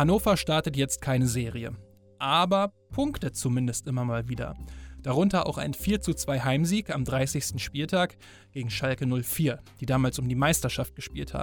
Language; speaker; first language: German; native; German